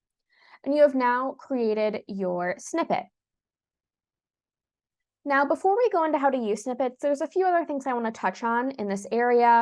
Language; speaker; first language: English; native; English